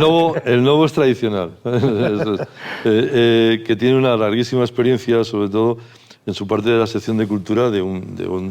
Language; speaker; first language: Spanish; native; Spanish